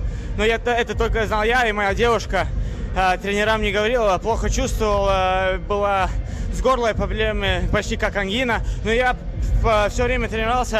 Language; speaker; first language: Russian; non-native, local second language; Latvian